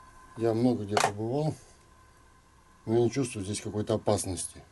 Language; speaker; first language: Russian; native; Russian